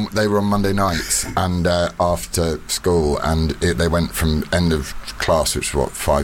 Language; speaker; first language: English; native; English